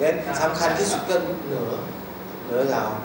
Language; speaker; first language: Thai; non-native, learner; Chinese